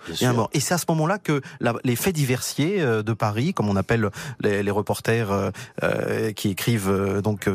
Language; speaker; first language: French; native; French